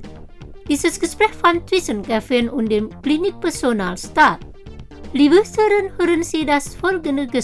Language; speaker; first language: German; non-native, fluent; Indonesian